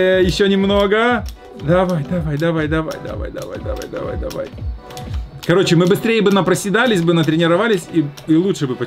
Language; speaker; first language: Russian; native; Russian